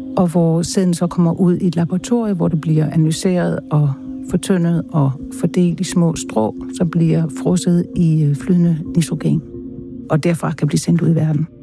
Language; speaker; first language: Danish; native; Danish